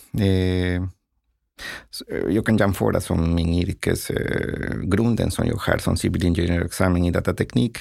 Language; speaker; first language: Swedish; non-native, learner; Spanish